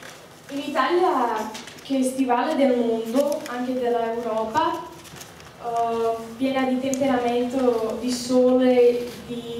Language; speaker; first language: Italian; early bilingual, heritage; Slovak